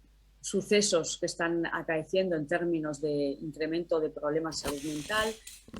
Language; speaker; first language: Spanish; native; Spanish